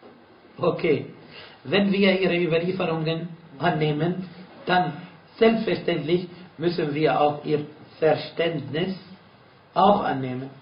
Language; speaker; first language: German; non-native, fluent; Arabic